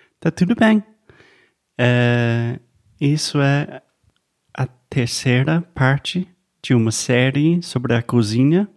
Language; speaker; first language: Portuguese; non-native, fluent; English